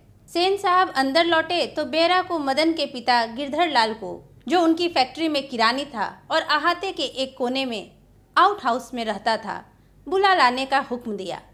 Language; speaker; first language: Hindi; native; Hindi